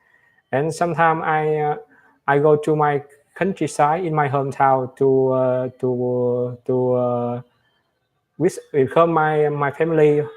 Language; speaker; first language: English; non-native, learner; Vietnamese